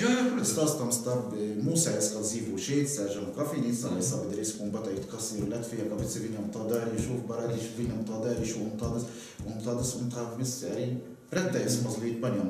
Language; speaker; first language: Latvian; non-native, learner; Arabic